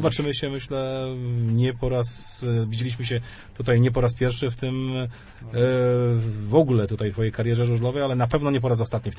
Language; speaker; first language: Polish; native; Polish